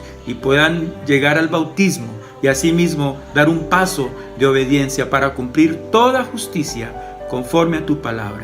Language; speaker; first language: Spanish; native; Spanish